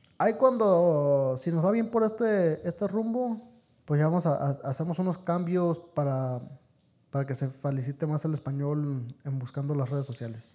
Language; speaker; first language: Spanish; early bilingual, heritage; Spanish